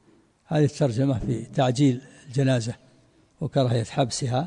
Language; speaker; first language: Arabic; native; Arabic